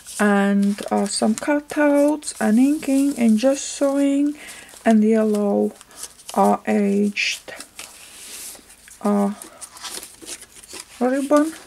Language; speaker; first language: English; non-native, fluent; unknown